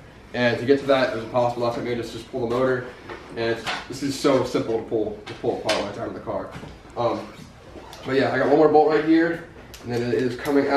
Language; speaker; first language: English; native; English